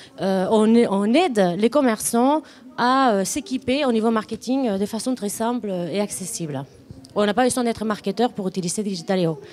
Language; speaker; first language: French; non-native, fluent; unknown